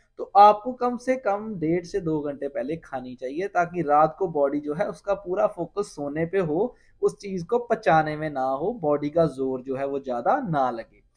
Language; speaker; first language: Hindi; non-native, local second language; Punjabi